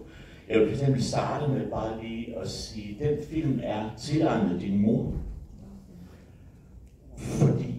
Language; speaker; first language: Danish; native; Danish